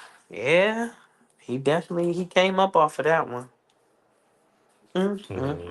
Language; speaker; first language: English; native; English